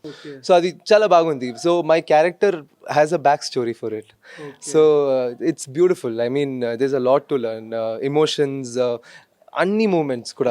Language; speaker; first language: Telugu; non-native, fluent; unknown